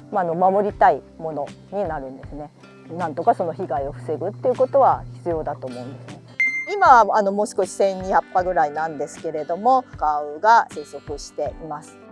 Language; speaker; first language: Japanese; native; Japanese